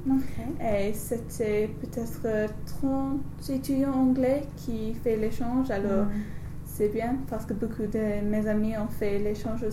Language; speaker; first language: French; non-native, learner; English